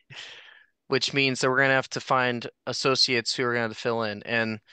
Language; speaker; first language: English; native; English